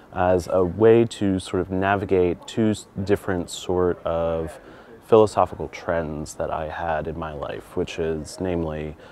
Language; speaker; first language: English; native; English